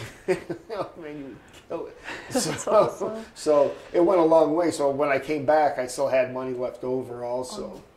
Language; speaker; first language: English; native; English